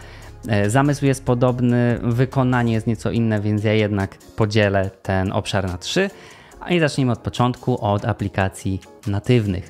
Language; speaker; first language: Polish; native; Polish